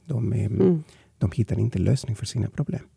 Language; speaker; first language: Swedish; non-native, fluent; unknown